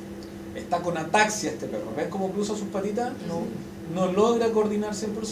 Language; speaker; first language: Spanish; native; Spanish